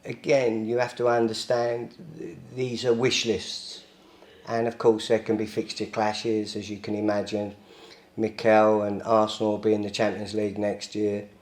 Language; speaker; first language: English; native; English